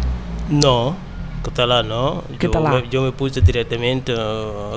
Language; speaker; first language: Catalan; non-native, learner; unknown